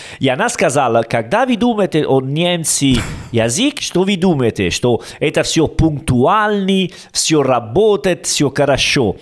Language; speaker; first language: Russian; non-native, learner; Italian